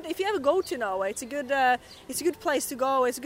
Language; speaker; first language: English; non-native, fluent; Norwegian